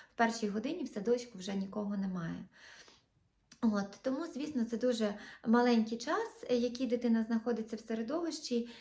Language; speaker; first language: Ukrainian; native; Ukrainian